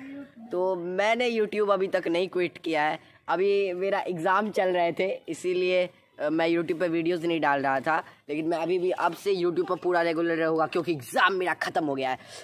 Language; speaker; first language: Hindi; native; Hindi